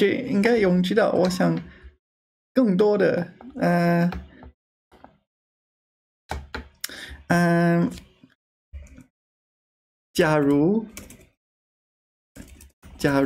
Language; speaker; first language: Chinese; non-native, learner; English